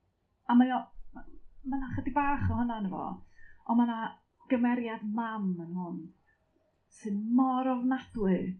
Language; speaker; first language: Welsh; native; Welsh